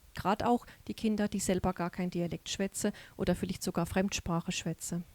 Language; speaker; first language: German; native; German